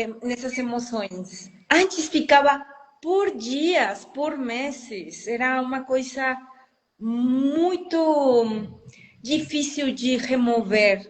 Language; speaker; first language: Portuguese; non-native, fluent; Spanish